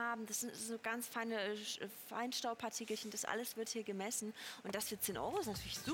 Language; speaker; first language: German; native; German